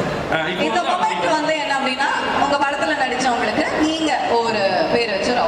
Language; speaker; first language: Tamil; native; Tamil